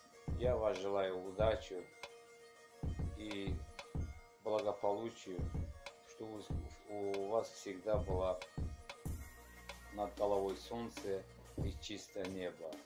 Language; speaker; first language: Russian; non-native, fluent; Azerbaijani